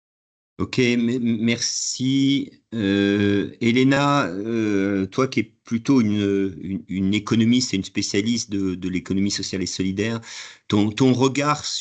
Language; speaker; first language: French; native; French